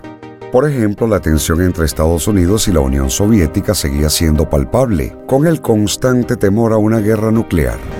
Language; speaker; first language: Spanish; native; Spanish